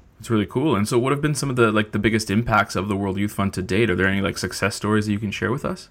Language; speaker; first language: English; native; English